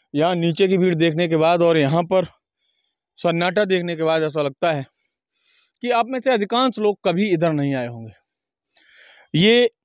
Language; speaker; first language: Hindi; native; Hindi